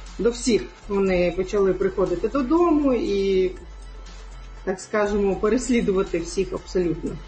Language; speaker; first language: Ukrainian; non-native, local second language; Crimean Tatar